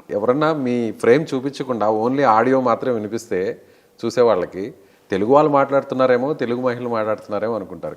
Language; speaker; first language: Telugu; native; Telugu